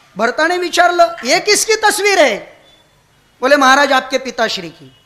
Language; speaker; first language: Hindi; non-native, local second language; Marathi